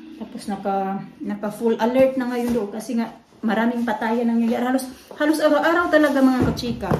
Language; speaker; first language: Filipino; non-native, local second language; Waray